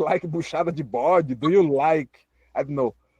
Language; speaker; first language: English; non-native, fluent; Portuguese